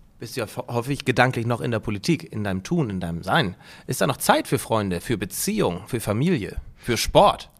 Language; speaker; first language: German; native; German